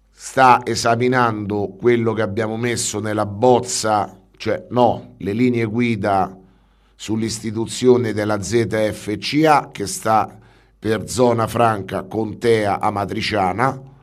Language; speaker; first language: Italian; native; Italian